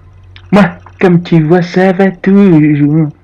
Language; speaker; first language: French; native; French